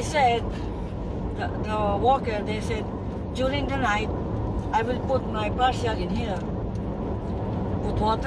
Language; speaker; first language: English; non-native, learner; Filipino